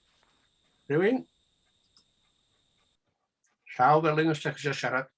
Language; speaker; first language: Welsh; native; Welsh